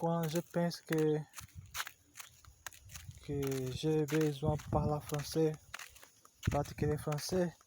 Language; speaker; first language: French; non-native, learner; Portuguese